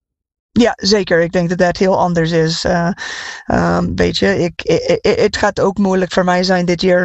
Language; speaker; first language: Dutch; non-native, fluent; English